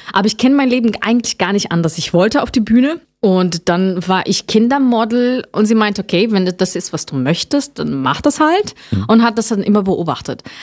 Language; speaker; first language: German; non-native, fluent; Portuguese